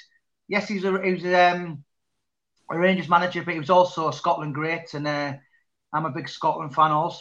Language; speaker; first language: English; native; English